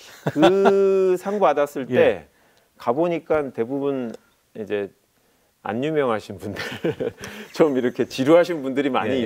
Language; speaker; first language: Korean; native; Korean